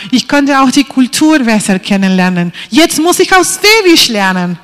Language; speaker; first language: German; non-native, fluent; Spanish